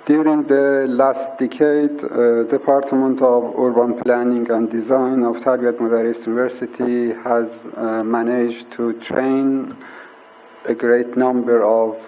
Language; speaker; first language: English; non-native, fluent; Persian